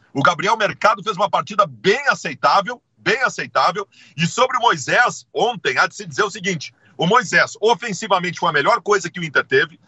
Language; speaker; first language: Portuguese; native; Portuguese